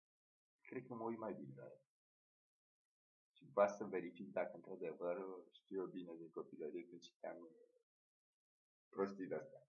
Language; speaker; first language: Romanian; native; Romanian